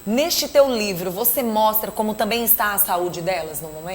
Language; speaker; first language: Portuguese; native; Portuguese